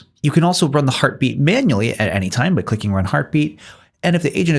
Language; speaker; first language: English; native; English